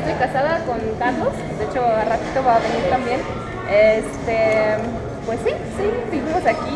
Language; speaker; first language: Spanish; non-native, fluent; Polish